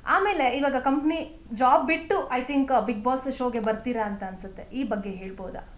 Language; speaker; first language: Kannada; native; Kannada